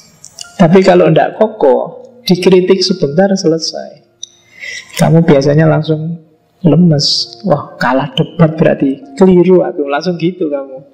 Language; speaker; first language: Indonesian; native; Indonesian